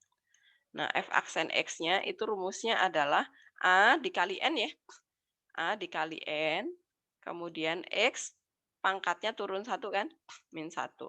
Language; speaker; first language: Indonesian; native; Indonesian